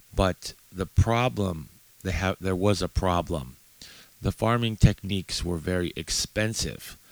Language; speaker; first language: English; native; English